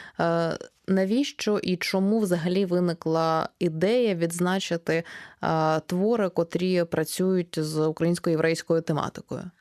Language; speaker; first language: Ukrainian; native; Ukrainian